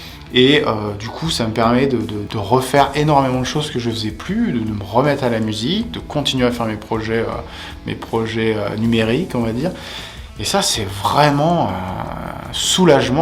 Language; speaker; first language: French; native; French